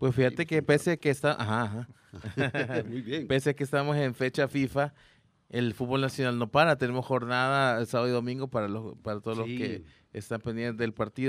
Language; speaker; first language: Spanish; native; Spanish